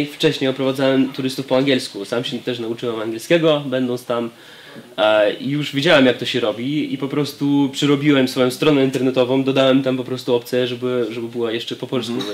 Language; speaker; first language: Polish; non-native, fluent; Russian